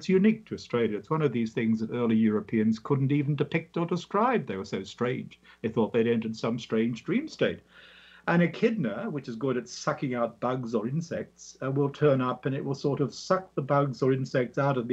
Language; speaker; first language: English; native; English